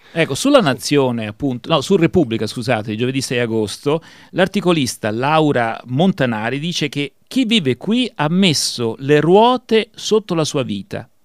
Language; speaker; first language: Italian; native; Italian